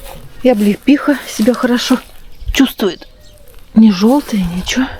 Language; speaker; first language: Russian; native; Russian